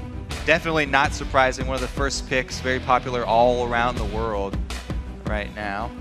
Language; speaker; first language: English; native; English